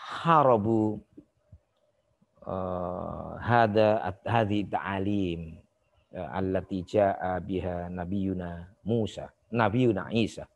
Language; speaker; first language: Arabic; non-native, fluent; Indonesian